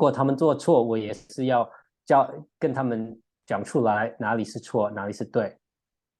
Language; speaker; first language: Chinese; early bilingual, heritage; English